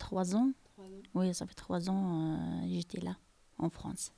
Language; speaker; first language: French; non-native, local second language; Arabic